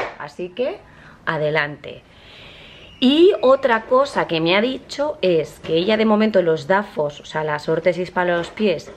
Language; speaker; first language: Spanish; native; Spanish